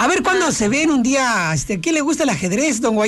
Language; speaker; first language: Spanish; native; Spanish